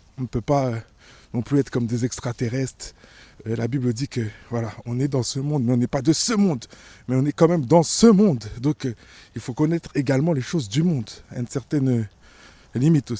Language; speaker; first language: French; native; French